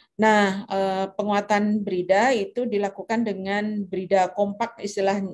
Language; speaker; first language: Indonesian; native; Indonesian